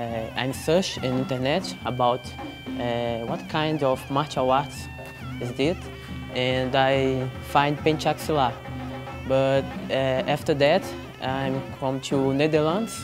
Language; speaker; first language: English; non-native, learner; Portuguese